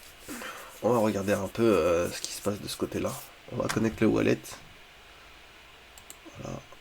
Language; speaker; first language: French; native; French